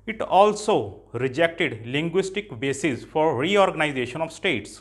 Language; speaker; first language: English; non-native, local second language; Punjabi